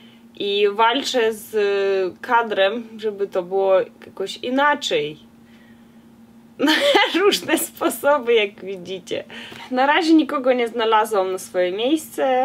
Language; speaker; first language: Polish; non-native, fluent; Russian